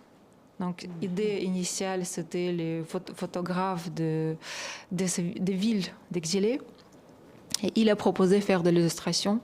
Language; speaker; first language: French; non-native, fluent; Russian